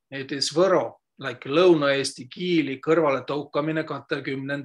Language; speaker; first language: Estonian; non-native, local second language; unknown